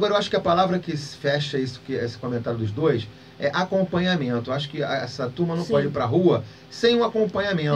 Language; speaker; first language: Portuguese; native; Portuguese